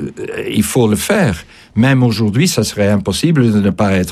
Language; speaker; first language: French; non-native, fluent; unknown